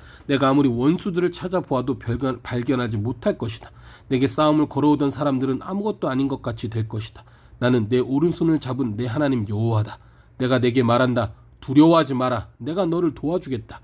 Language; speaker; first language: Korean; native; Korean